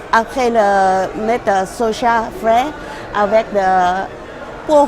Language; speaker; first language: French; non-native, learner; Thai